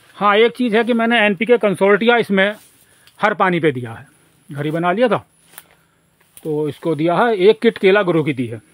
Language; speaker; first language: Hindi; native; Hindi